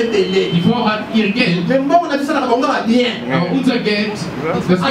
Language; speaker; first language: German; non-native, learner; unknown